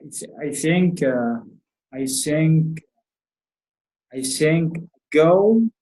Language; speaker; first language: English; non-native, learner; Arabic